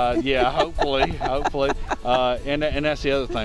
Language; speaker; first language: English; native; English